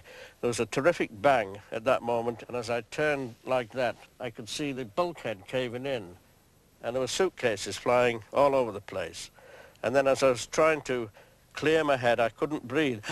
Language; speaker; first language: English; native; English